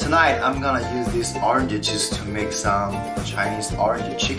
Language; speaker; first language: English; non-native, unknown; Chinese